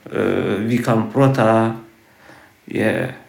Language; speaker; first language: Swedish; non-native, learner; Tigrinya